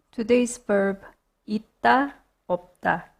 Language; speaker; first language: Korean; non-native, fluent; English